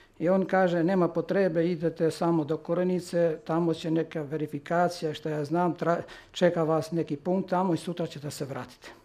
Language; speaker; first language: Serbian; non-native, local second language; Albanian